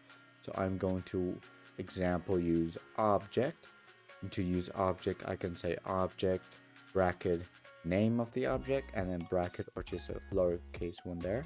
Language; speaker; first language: English; native; English